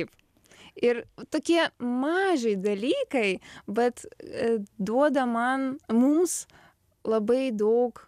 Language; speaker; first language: Lithuanian; non-native, learner; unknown